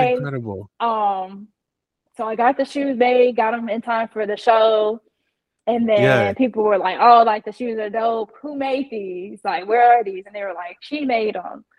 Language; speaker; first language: English; native; English